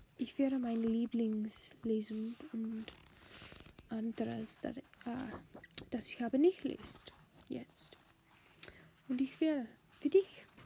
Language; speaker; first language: German; non-native, learner; English